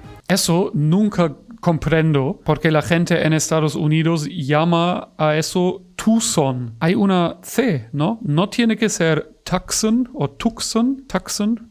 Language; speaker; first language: Spanish; non-native, fluent; German